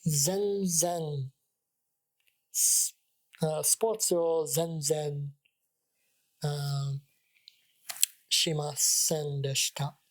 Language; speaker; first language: Japanese; non-native, learner; English